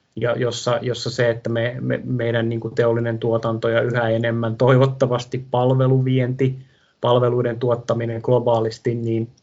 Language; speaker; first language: Finnish; non-native, local second language; English